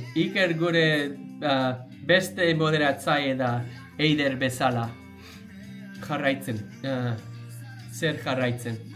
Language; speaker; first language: Basque; non-native, learner; English